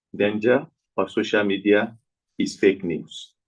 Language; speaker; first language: English; non-native, local second language; Yoruba